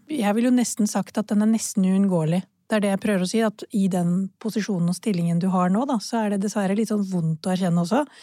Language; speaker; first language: Norwegian; early bilingual, other home language; Urdu